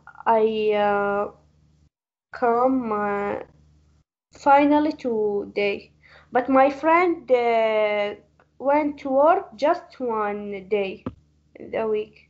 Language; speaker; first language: English; non-native, learner; Arabic